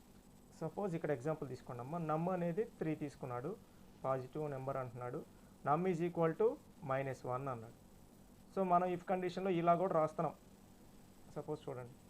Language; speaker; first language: Telugu; native; Telugu